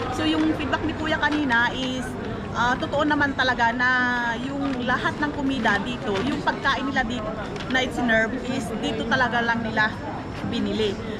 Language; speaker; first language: Filipino; non-native, local second language; Iloko